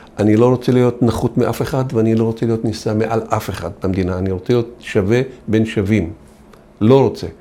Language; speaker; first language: Hebrew; non-native, local second language; Arabic